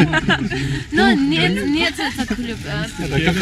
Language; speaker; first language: Russian; non-native, learner; Turkish